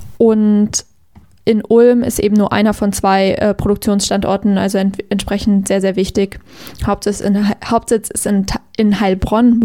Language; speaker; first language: German; native; German